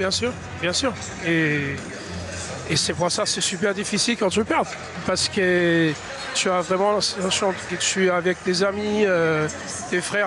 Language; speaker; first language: French; non-native, fluent; Danish